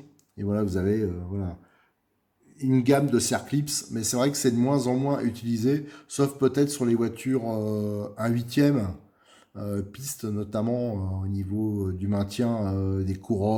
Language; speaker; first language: French; native; French